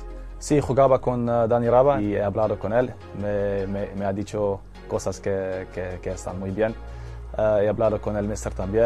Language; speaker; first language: Spanish; non-native, fluent; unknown